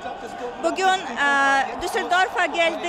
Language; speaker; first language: Turkish; non-native, learner; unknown